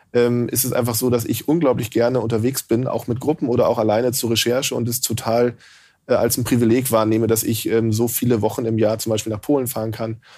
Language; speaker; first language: German; native; German